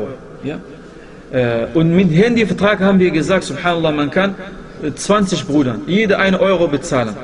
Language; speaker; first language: German; non-native, fluent; Arabic